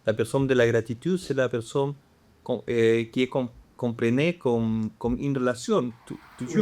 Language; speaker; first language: French; non-native, fluent; Spanish